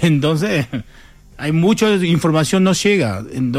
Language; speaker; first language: Spanish; non-native, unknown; Chinese